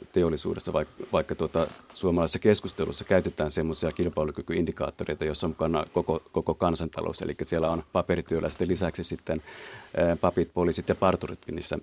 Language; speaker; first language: Finnish; native; Finnish